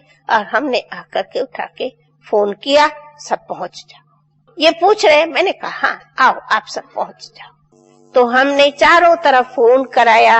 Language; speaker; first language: Hindi; non-native, local second language; Sindhi